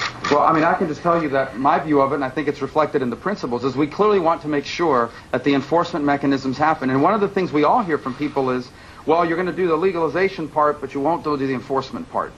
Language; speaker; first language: English; early bilingual, other home language; Spanish